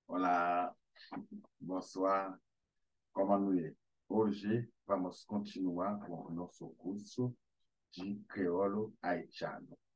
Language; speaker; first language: Portuguese; non-native, fluent; Haitian Creole